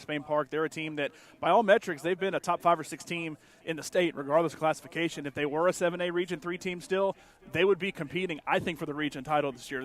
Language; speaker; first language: English; native; English